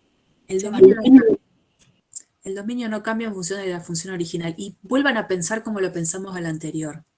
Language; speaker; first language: Spanish; native; Spanish